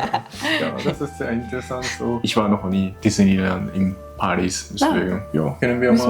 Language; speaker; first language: German; non-native, learner; Japanese